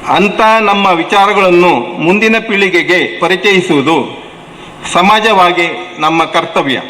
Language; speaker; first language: Kannada; non-native, local second language; Tulu